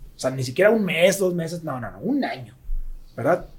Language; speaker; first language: Spanish; native; Spanish